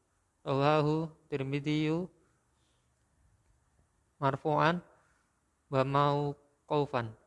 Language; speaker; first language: Arabic; non-native, learner; Indonesian